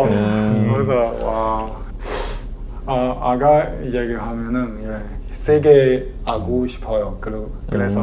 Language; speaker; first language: Korean; non-native, learner; Chinese